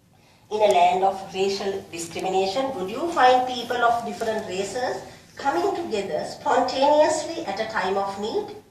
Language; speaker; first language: English; non-native, local second language; Sinhala